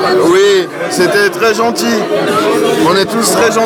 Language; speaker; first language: French; native; French